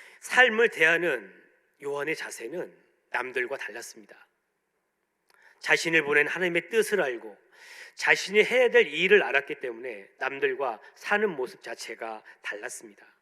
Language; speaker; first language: Korean; native; Korean